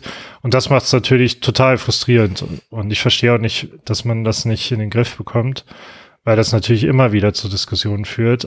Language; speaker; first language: German; native; German